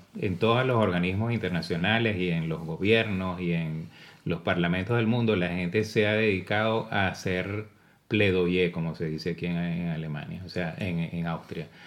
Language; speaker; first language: Spanish; native; Spanish